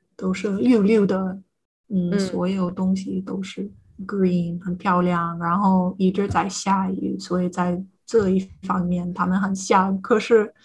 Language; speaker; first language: Chinese; non-native, fluent; English